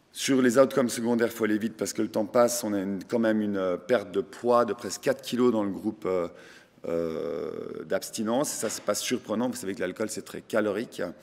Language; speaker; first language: French; native; French